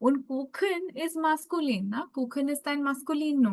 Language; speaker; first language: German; non-native, fluent; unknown